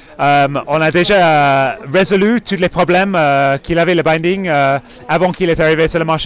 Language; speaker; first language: French; non-native, fluent; English